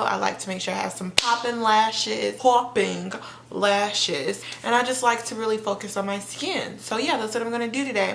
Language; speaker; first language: English; native; English